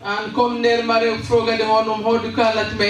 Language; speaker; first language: Swedish; non-native, learner; Swahili